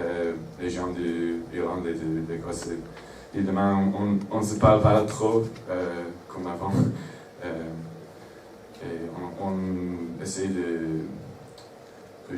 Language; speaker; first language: French; non-native, fluent; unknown